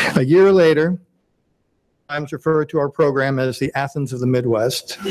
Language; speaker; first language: English; native; English